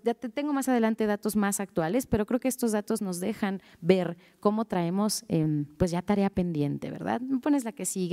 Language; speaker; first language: Spanish; native; Spanish